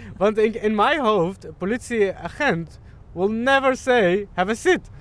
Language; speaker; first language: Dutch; non-native, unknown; Arabic